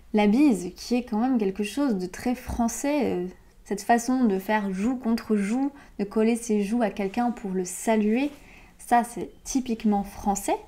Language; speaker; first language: French; native; French